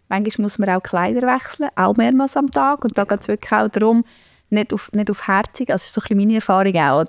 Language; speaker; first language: German; native; German